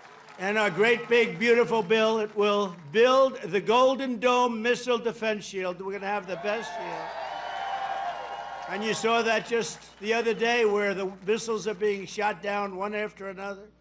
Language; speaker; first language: English; native; English